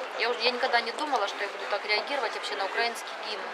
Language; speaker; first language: Russian; native; Russian